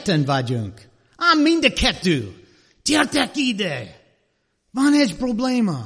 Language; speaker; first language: Hungarian; non-native, learner; English